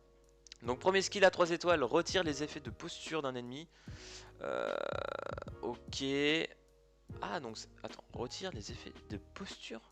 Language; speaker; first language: French; native; French